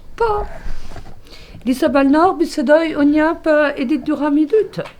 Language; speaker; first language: Albanian; non-native, learner; French